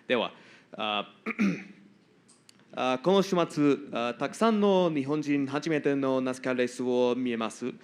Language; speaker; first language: Japanese; non-native, learner; English